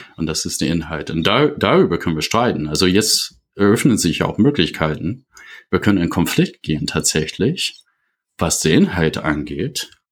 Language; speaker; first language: German; non-native, fluent; English